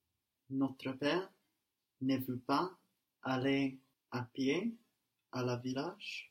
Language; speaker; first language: French; non-native, learner; English